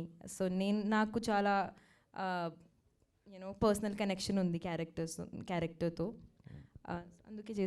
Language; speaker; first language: Telugu; non-native, local second language; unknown